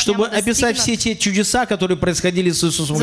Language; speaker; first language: Russian; native; Russian